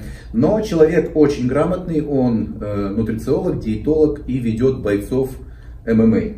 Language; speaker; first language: Russian; native; Russian